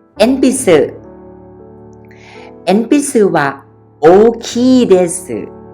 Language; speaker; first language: Japanese; non-native, fluent; Thai